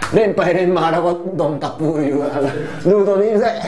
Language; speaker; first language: Thai; non-native, fluent; Japanese